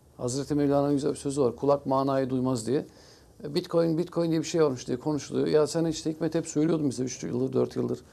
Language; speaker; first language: Turkish; early bilingual, heritage; Turkish